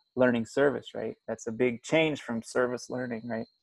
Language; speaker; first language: English; native; English